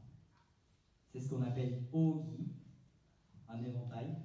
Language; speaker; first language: French; non-native, fluent; Japanese